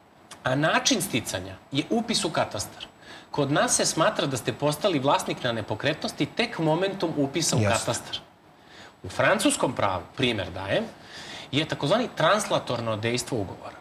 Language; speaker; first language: Serbian; native; Serbian